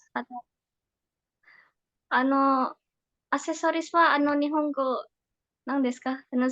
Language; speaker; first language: Japanese; non-native, learner; Indonesian